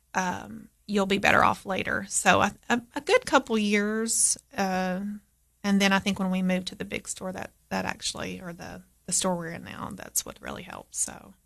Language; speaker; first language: English; native; English